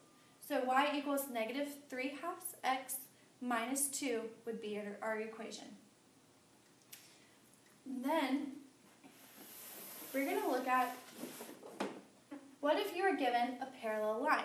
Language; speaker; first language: English; native; English